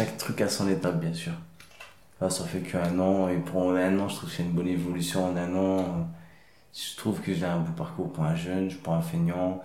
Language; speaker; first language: French; early bilingual, other home language; Arabic